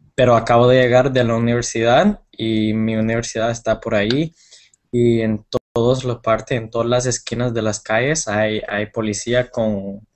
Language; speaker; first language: Spanish; non-native, fluent; English